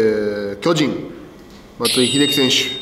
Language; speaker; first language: Japanese; native; Japanese